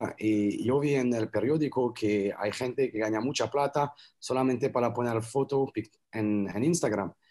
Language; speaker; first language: Spanish; non-native, learner; French